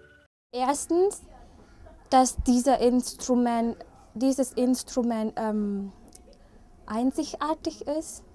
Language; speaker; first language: German; non-native, fluent; Indonesian